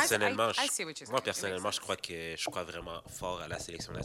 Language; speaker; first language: French; native; French